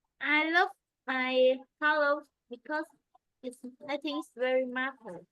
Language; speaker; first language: English; non-native, learner; Vietnamese